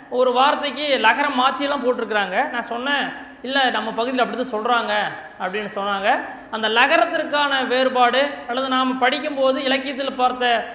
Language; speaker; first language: Tamil; native; Tamil